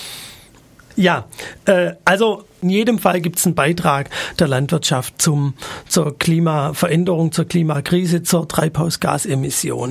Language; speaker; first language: German; native; German